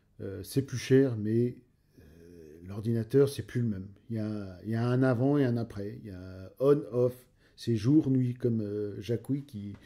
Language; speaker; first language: French; native; French